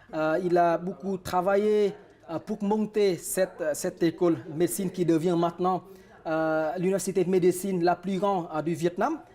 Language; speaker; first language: French; non-native, fluent; Vietnamese